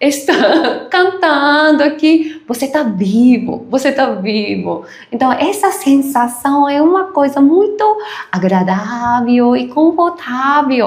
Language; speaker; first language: Portuguese; non-native, learner; Japanese